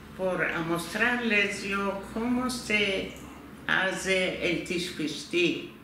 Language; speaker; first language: Spanish; early bilingual, heritage; Turkish